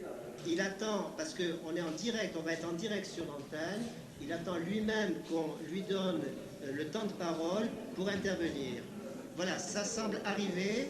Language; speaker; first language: French; native; French